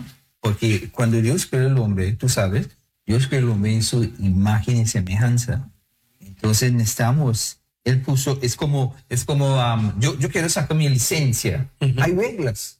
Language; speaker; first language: Spanish; non-native, fluent; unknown